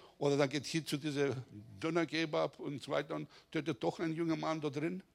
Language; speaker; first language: German; non-native, fluent; Greek